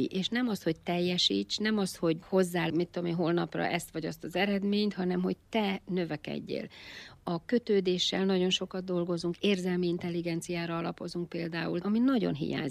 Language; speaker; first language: Hungarian; native; Hungarian